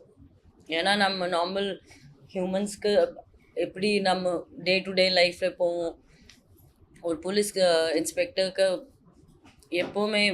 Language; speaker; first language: Tamil; non-native, fluent; Hindi